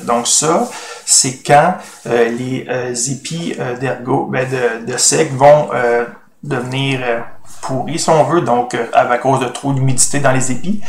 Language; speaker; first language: French; native; French